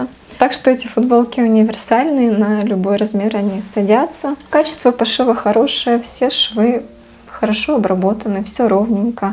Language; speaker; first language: Russian; native; Russian